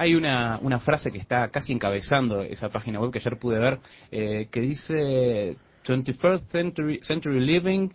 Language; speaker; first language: Spanish; native; Spanish